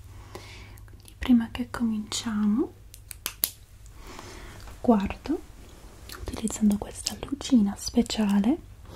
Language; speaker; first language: Italian; non-native, fluent; English